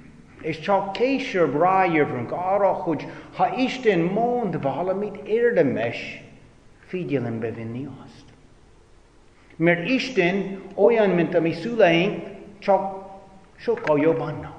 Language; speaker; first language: Hungarian; non-native, fluent; English